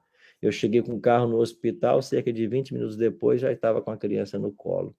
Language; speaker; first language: Portuguese; native; Portuguese